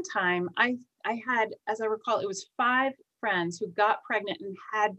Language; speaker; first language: English; native; English